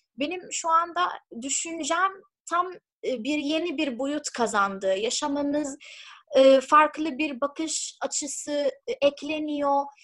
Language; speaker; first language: Turkish; non-native, fluent; Arabic